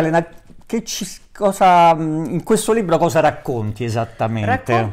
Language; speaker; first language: Italian; native; Italian